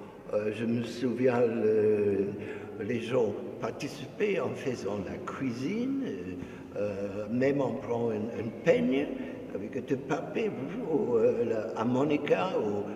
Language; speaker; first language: French; non-native, fluent; English